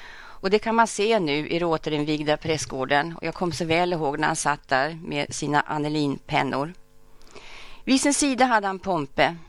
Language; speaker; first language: Swedish; native; Swedish